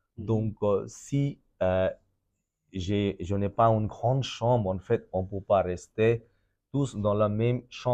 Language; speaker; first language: French; non-native, fluent; Bangla